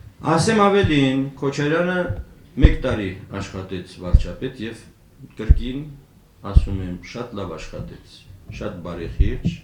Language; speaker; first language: Armenian; native; Armenian